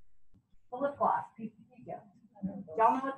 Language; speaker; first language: English; native; English